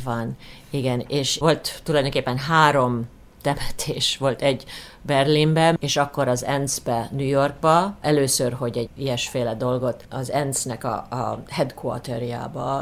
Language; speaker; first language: Hungarian; early bilingual, heritage; Hungarian